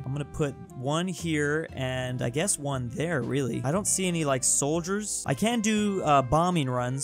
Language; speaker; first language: English; native; English